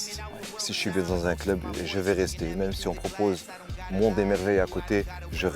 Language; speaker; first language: French; native; French